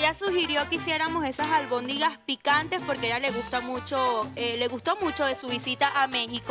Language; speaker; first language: Spanish; native; Spanish